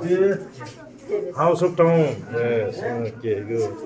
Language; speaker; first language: English; non-native, local second language; Bodo